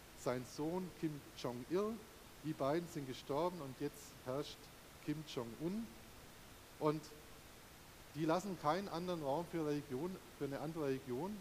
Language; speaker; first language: German; native; German